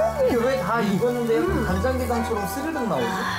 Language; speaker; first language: Korean; native; Korean